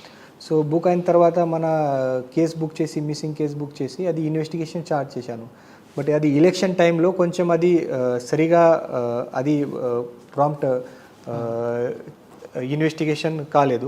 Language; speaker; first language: Telugu; non-native, fluent; Hindi